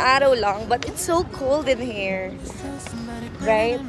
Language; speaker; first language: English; non-native, local second language; Filipino